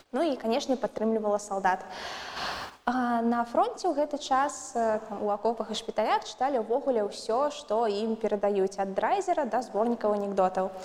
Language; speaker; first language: Belarusian; non-native, local second language; Russian